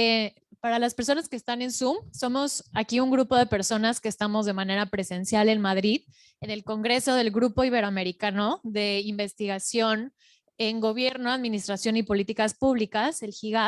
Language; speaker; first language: Spanish; native; Spanish